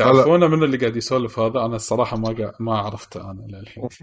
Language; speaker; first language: Arabic; native; Arabic